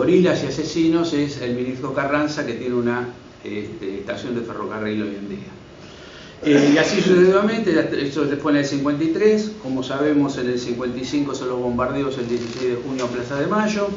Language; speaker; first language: Spanish; native; Spanish